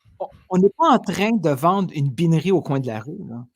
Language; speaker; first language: French; native; French